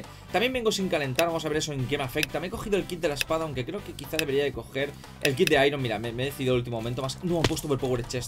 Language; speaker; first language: Spanish; native; Spanish